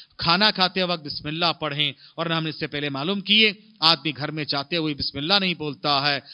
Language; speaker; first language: Urdu; native; Urdu